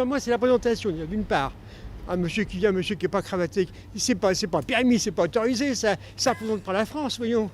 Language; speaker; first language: French; native; French